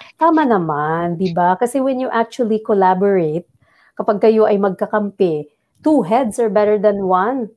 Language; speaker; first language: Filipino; non-native, local second language; Bikol